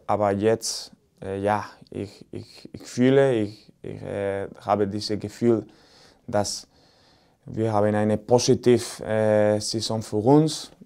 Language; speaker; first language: German; non-native, learner; Spanish